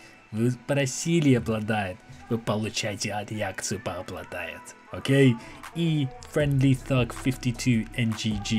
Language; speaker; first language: Russian; non-native, fluent; English